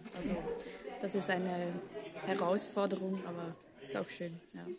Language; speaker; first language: German; non-native, fluent; Dutch